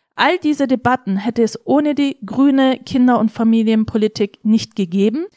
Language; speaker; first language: German; early bilingual, other home language; Turkish